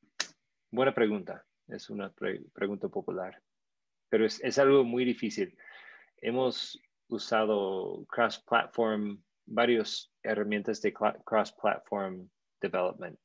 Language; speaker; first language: Spanish; non-native, fluent; English